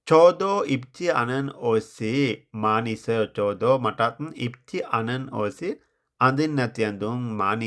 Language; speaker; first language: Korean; non-native, fluent; Sinhala